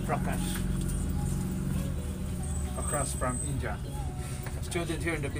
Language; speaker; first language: English; non-native, learner; Filipino